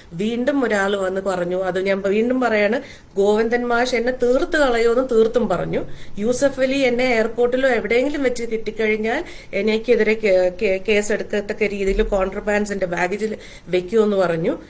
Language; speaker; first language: Malayalam; early bilingual, heritage; Malayalam